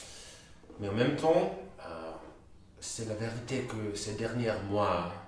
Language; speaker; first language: French; non-native, fluent; English